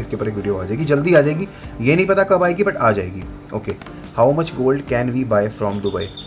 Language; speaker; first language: Hindi; native; Hindi